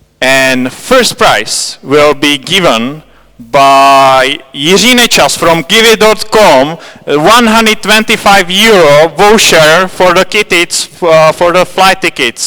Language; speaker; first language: English; non-native, fluent; Czech